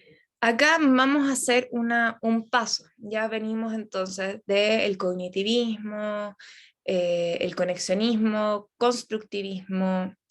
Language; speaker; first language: Spanish; native; Spanish